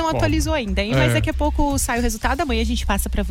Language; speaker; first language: Portuguese; native; Portuguese